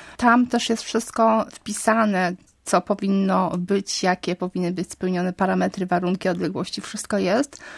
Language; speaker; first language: Polish; native; Polish